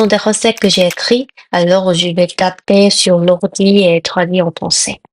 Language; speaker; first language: French; non-native, fluent; Korean